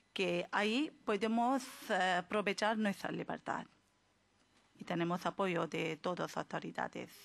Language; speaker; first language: Spanish; non-native, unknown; Urdu